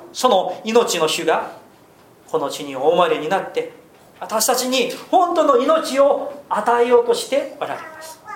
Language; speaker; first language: Japanese; non-native, fluent; Korean